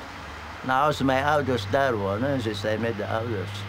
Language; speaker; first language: Dutch; non-native, learner; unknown